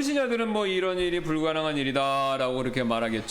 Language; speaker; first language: Korean; native; Korean